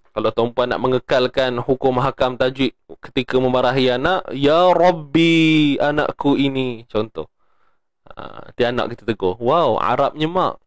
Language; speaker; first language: Malay; native; Malay